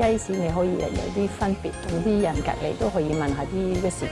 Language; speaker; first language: Cantonese; non-native, fluent; French